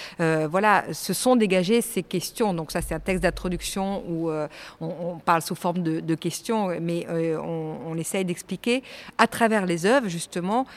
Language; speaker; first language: French; native; French